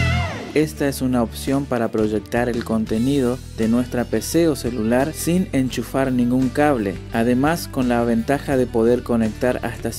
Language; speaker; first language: Spanish; native; Spanish